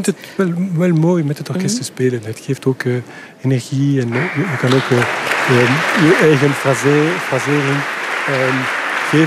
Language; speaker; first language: Dutch; non-native, local second language; French